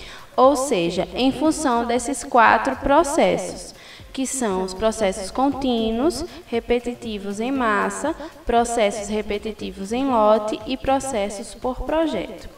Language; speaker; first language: Portuguese; native; Portuguese